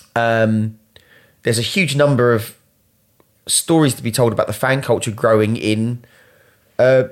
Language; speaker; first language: English; native; English